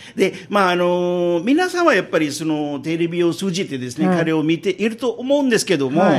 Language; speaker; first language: Japanese; non-native, fluent; Urdu